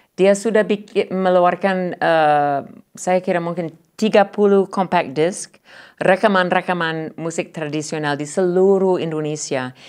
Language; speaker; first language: Indonesian; non-native, learner; English